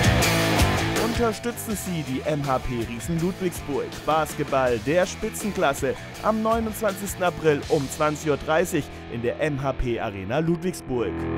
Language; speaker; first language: German; native; German